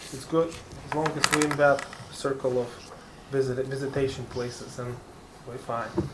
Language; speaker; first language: English; non-native, fluent; Lithuanian